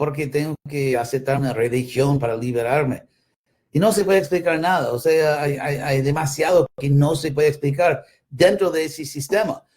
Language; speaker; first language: Spanish; non-native, fluent; English